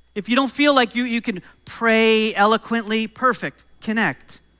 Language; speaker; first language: English; native; English